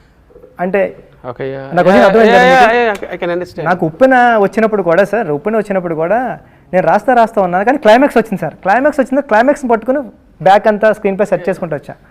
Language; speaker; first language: Telugu; native; Telugu